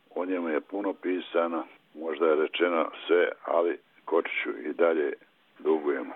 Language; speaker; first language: Croatian; native; Croatian